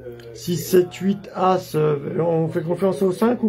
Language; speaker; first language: French; native; French